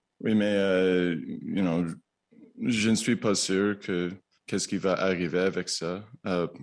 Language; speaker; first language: French; non-native, learner; English